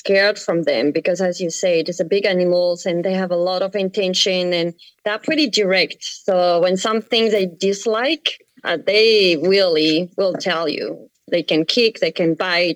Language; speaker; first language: English; non-native, fluent; French